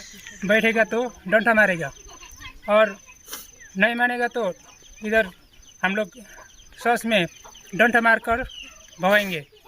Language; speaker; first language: Hindi; non-native, local second language; Nepali